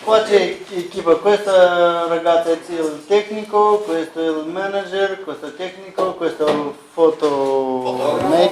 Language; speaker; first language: Italian; non-native, fluent; Romanian